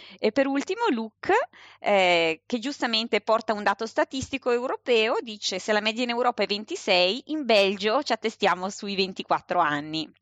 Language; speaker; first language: Italian; native; Italian